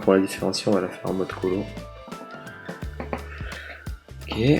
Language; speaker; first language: French; native; French